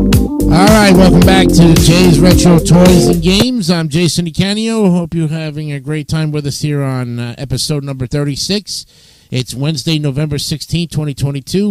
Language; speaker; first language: English; native; English